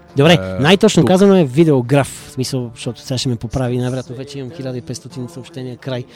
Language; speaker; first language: Bulgarian; native; Bulgarian